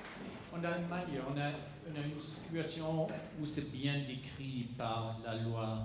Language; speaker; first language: French; non-native, fluent; German